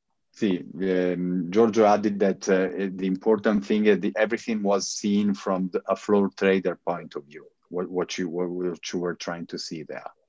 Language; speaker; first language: English; non-native, fluent; Italian